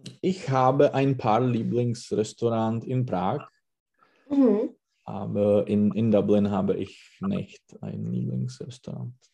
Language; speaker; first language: German; non-native, learner; Czech